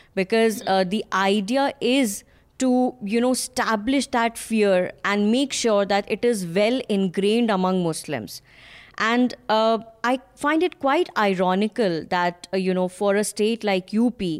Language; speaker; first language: English; non-native, local second language; Hindi